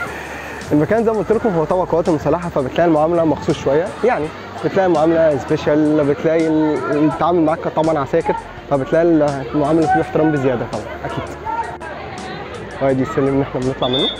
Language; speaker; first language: Arabic; native; Arabic